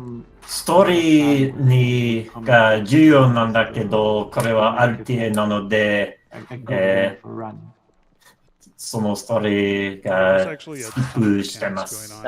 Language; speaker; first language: Japanese; non-native, learner; English